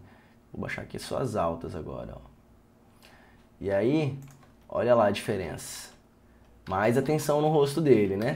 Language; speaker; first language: Portuguese; native; Portuguese